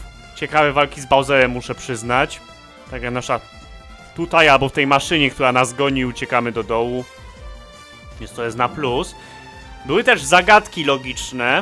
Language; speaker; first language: Polish; native; Polish